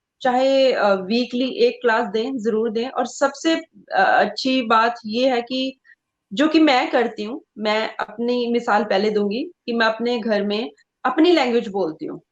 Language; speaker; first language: Hindi; non-native, local second language; Punjabi